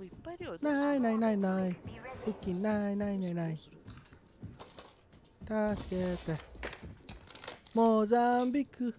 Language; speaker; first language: Japanese; non-native, learner; English